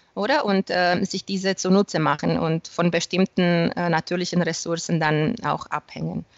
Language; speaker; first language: German; non-native, fluent; Romanian